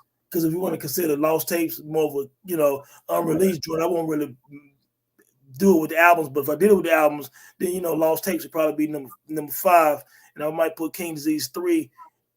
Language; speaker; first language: English; native; English